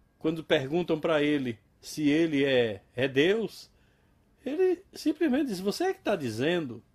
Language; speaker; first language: Portuguese; native; Portuguese